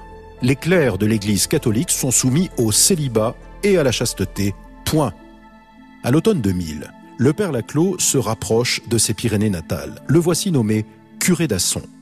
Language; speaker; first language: French; native; French